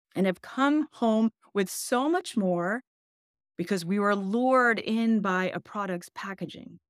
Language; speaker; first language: English; early bilingual, other home language; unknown